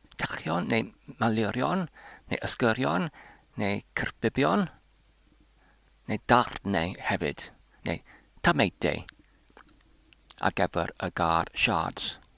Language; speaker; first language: Welsh; non-native, learner; Polish